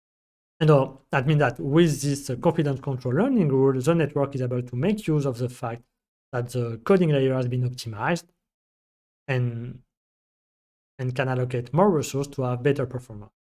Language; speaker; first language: English; non-native, fluent; French